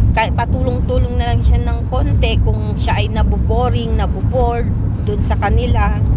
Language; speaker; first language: Filipino; non-native, local second language; Pangasinan